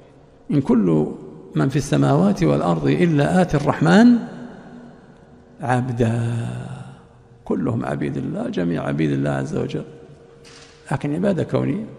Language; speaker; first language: Arabic; native; Arabic